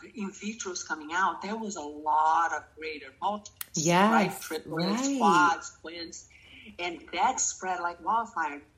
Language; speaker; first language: English; non-native, fluent; Portuguese